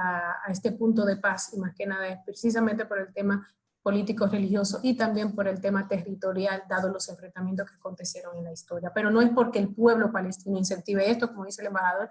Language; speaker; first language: Spanish; native; Spanish